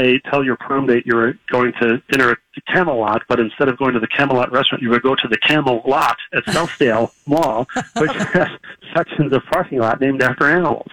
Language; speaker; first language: English; native; English